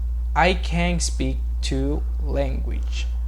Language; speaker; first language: English; non-native, learner; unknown